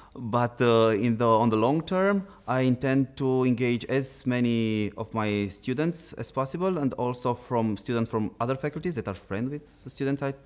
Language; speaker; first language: English; non-native, fluent; Romanian